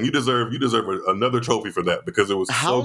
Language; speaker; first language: English; native; English